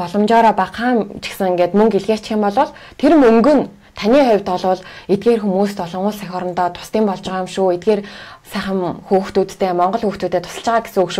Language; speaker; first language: Mongolian; native; Mongolian